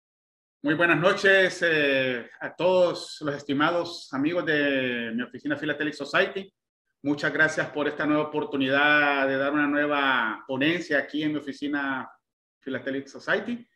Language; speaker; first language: Spanish; native; Spanish